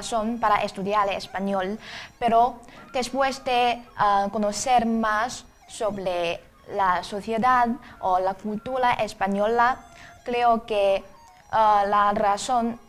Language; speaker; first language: Spanish; non-native, fluent; Chinese